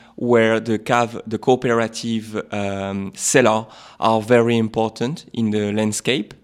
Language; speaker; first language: English; non-native, fluent; French